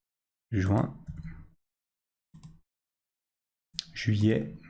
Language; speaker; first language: French; native; French